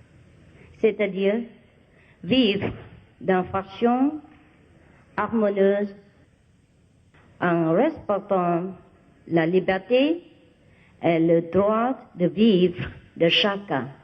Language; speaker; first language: French; non-native, learner; Vietnamese